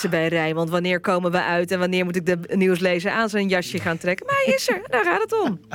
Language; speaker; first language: Dutch; native; Dutch